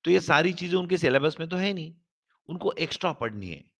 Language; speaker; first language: Hindi; non-native, local second language; Marathi